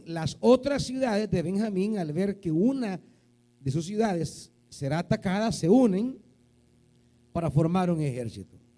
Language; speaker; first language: Spanish; native; Spanish